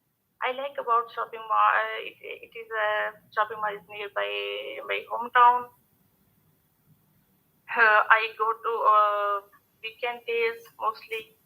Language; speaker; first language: English; non-native, learner; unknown